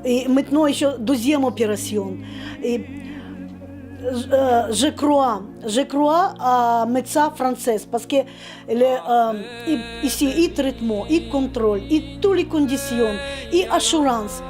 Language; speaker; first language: French; non-native, learner; Russian